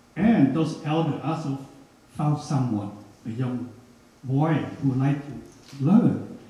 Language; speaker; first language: English; non-native, fluent; Hmong